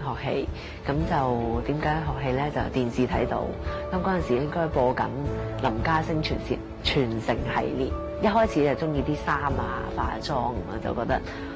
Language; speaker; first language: Cantonese; native; Cantonese